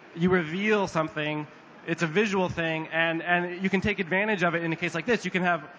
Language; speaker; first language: English; native; English